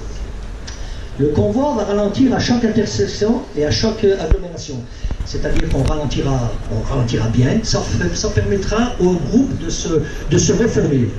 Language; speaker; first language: French; native; French